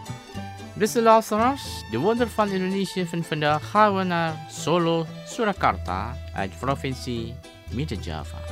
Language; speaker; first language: Dutch; non-native, fluent; Indonesian